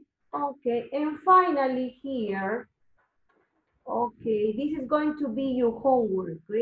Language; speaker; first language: English; non-native, learner; Spanish